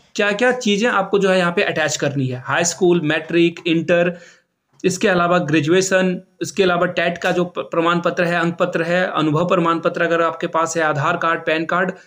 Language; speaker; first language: Hindi; native; Hindi